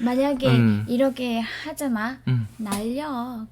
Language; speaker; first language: Korean; non-native, learner; Vietnamese